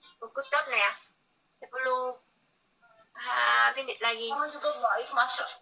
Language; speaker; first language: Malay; non-native, learner; Vietnamese